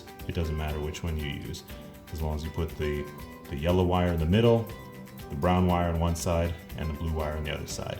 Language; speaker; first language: English; native; English